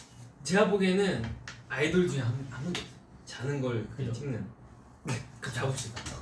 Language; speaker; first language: Korean; early bilingual, heritage; Korean